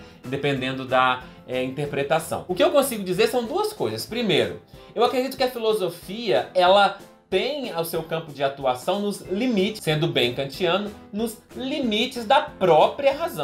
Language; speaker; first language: Portuguese; native; Portuguese